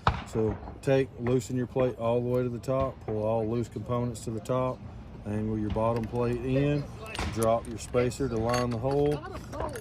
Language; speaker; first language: English; native; English